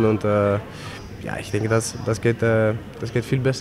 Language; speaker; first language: German; non-native, fluent; Dutch